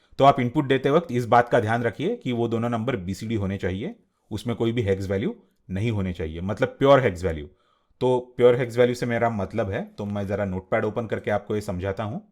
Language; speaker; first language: Hindi; non-native, local second language; Marathi